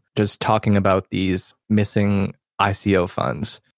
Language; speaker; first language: English; non-native, local second language; Cantonese